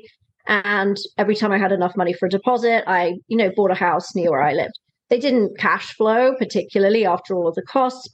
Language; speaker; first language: English; native; English